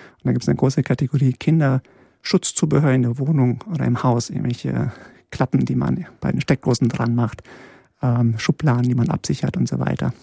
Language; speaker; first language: German; early bilingual, other home language; Polish